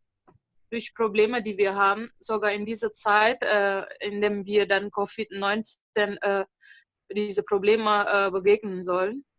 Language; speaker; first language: German; non-native, fluent; Indonesian